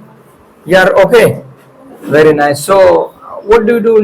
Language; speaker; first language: English; non-native, fluent; Hindi